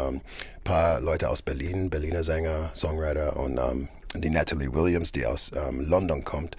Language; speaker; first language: German; non-native, fluent; English